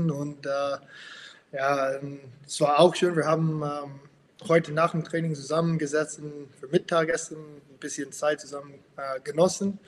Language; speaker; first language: German; non-native, fluent; English